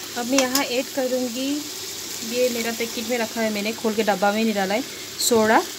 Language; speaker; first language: Hindi; non-native, local second language; Nepali